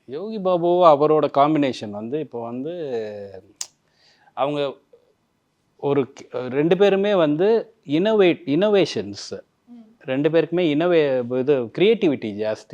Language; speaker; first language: Tamil; native; Tamil